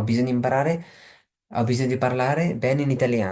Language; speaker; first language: Italian; non-native, fluent; Bangla